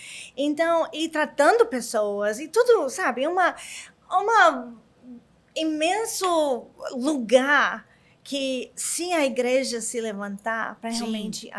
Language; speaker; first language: Portuguese; non-native, learner; English